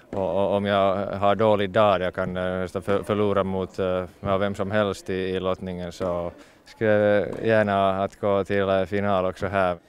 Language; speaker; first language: Swedish; non-native, fluent; Finnish